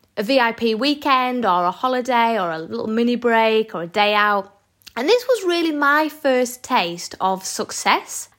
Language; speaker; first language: English; native; English